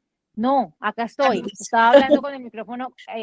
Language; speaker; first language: Spanish; native; Spanish